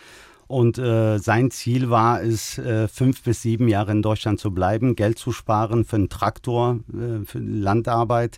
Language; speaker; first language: German; early bilingual, other home language; Turkish